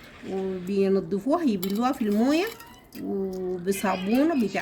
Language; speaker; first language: Arabic; native; Arabic